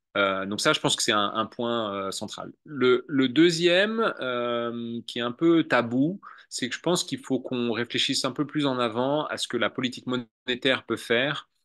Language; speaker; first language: French; native; French